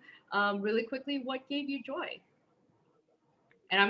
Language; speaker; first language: English; native; English